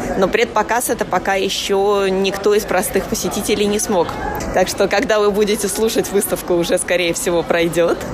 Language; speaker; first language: Russian; native; Russian